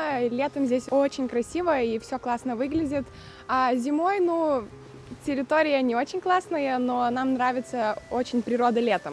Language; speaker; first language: Russian; non-native, local second language; Lithuanian